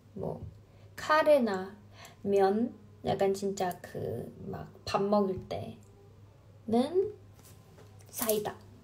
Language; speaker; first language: Korean; non-native, fluent; Chinese